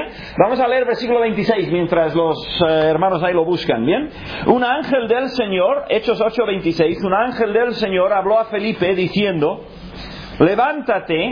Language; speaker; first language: Spanish; non-native, fluent; English